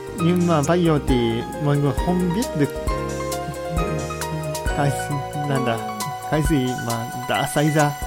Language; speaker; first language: Vietnamese; non-native, learner; Japanese